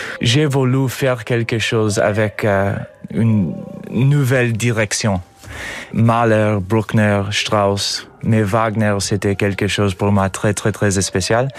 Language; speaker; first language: French; non-native, learner; English